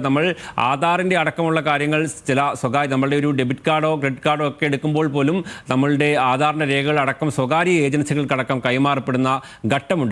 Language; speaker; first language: Malayalam; native; Malayalam